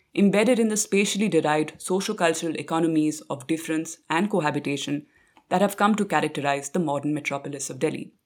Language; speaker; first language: English; non-native, local second language; Punjabi